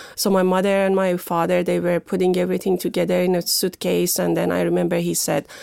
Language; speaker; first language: English; non-native, fluent; Persian